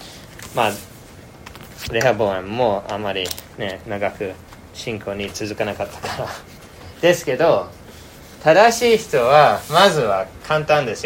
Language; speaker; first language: Japanese; non-native, fluent; English